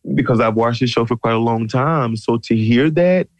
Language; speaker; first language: English; native; English